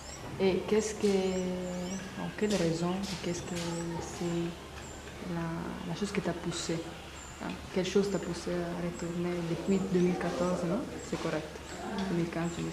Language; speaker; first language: French; non-native, learner; Italian